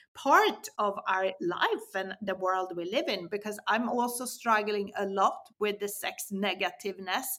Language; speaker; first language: English; non-native, fluent; Swedish